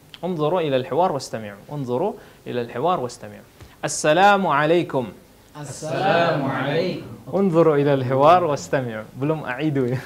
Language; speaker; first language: Arabic; non-native, fluent; Indonesian